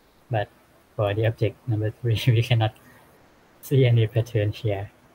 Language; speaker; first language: English; non-native, fluent; Thai